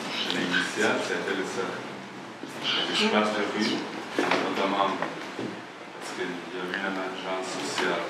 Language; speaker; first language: French; non-native, fluent; Spanish